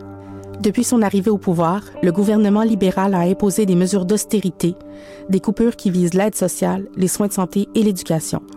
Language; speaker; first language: French; native; French